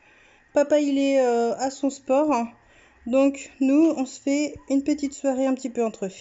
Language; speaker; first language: French; native; French